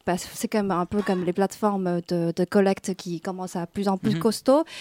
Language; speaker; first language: French; non-native, fluent; Chinese